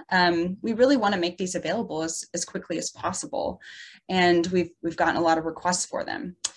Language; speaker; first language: English; native; English